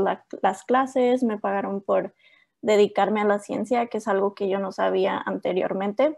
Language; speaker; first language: Spanish; non-native, local second language; English